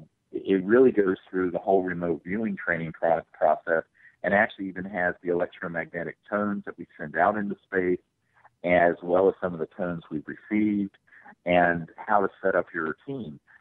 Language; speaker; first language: English; native; English